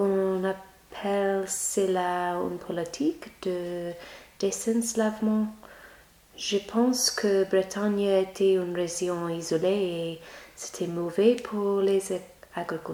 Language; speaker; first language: French; non-native, learner; English